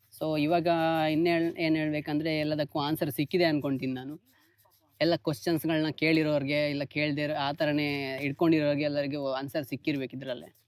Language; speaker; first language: Kannada; native; Kannada